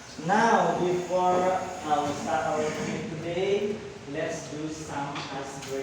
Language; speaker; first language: English; non-native, learner; Indonesian